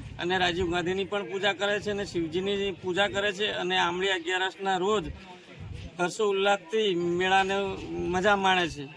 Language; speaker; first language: Gujarati; native; Gujarati